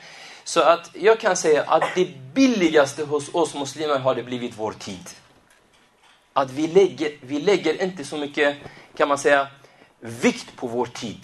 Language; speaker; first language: Swedish; non-native, fluent; Arabic